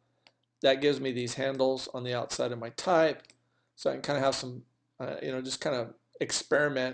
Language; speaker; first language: English; native; English